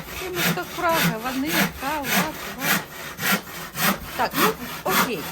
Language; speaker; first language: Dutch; non-native, learner; Ukrainian